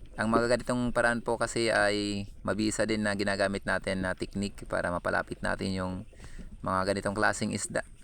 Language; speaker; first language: Filipino; non-native, local second language; Cebuano